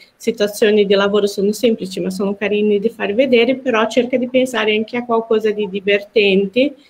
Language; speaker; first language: Italian; non-native, fluent; Portuguese